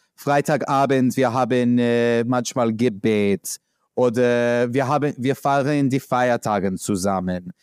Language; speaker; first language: German; non-native, learner; English